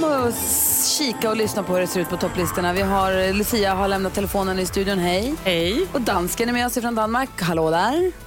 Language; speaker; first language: Swedish; native; Swedish